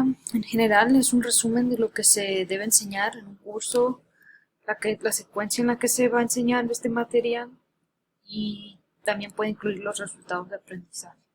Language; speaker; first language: Spanish; early bilingual, heritage; Spanish